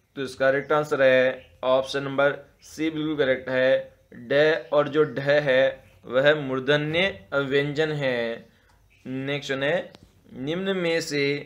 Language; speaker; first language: Hindi; native; Hindi